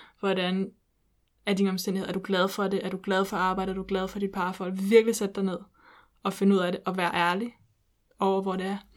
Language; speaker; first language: Danish; early bilingual, heritage; Danish